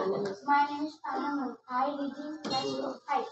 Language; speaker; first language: English; non-native, local second language; Bangla